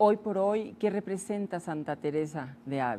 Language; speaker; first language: Spanish; native; Spanish